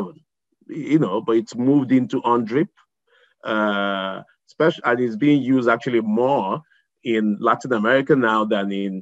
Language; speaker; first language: English; non-native, local second language; Igbo